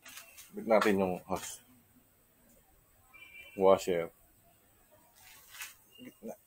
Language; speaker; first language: Filipino; native; Filipino